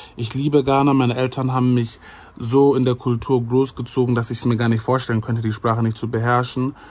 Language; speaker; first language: German; native; German